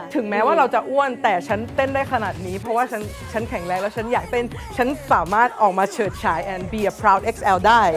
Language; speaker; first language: Thai; native; Thai